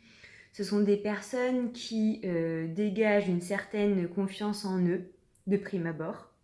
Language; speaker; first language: French; native; French